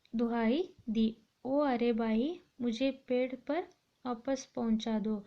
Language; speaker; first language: Hindi; non-native, local second language; Kannada